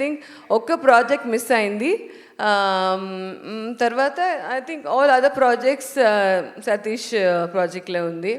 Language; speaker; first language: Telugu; non-native, learner; Tamil